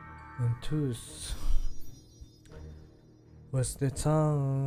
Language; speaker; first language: German; non-native, learner; Japanese